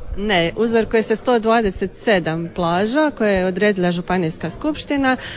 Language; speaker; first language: Croatian; native; Croatian